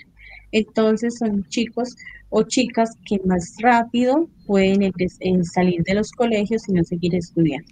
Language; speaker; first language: Spanish; native; Spanish